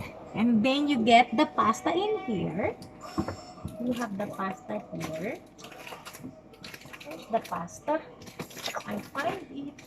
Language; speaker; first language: English; non-native, learner; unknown